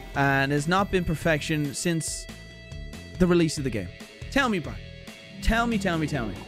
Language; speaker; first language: English; native; English